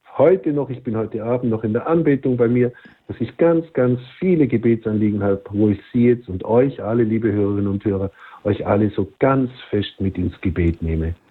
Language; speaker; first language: German; native; German